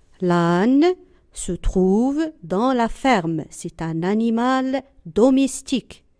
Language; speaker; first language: French; non-native, local second language; Arabic